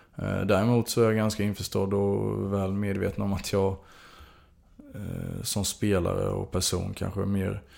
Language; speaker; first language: Swedish; native; Swedish